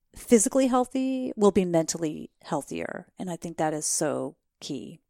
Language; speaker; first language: English; native; English